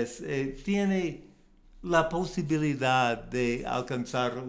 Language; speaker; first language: Spanish; non-native, learner; English